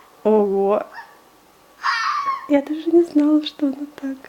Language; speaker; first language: Russian; native; Russian